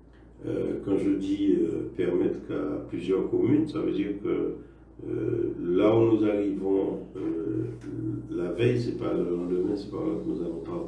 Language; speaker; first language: French; native; French